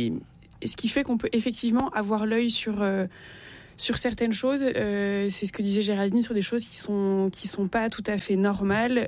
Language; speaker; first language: French; native; French